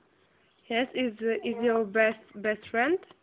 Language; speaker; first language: English; non-native, learner; Czech